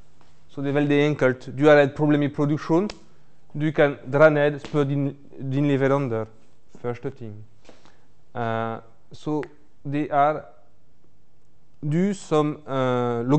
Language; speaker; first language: Norwegian; non-native, fluent; French